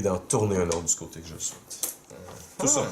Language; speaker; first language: French; native; French